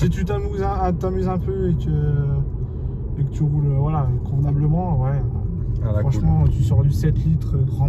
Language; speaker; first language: French; native; French